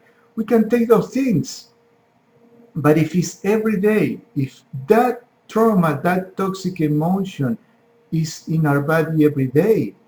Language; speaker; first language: English; non-native, fluent; Spanish